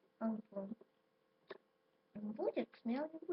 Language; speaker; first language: Russian; non-native, local second language; Ukrainian